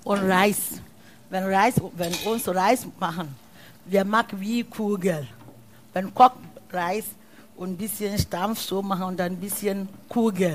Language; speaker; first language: German; non-native, learner; Akan